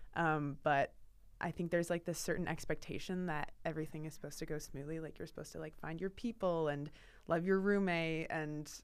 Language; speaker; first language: English; native; English